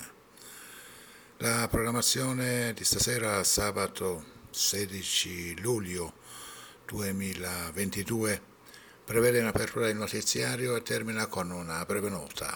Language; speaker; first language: Italian; non-native, fluent; Persian